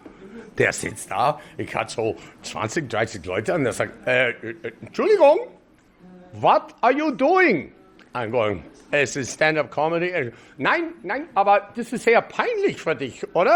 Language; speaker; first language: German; non-native, learner; English